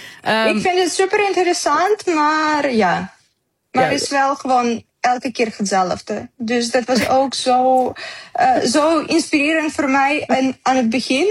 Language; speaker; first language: Dutch; non-native, learner; Ukrainian